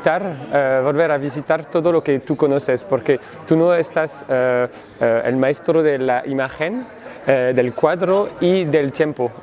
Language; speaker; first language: Spanish; non-native, fluent; French